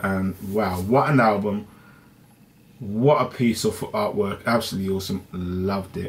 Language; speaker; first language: English; early bilingual, other home language; Urdu